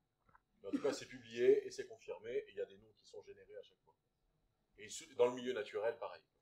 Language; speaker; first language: French; native; French